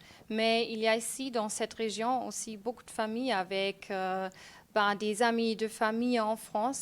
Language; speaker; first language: French; non-native, fluent; German